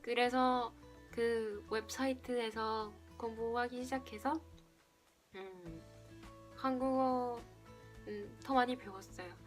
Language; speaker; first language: Korean; non-native, fluent; Spanish